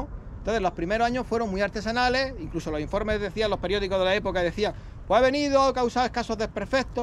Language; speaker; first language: Spanish; native; Spanish